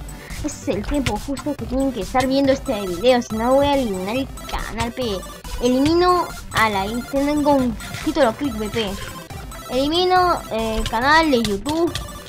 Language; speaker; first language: Spanish; native; Spanish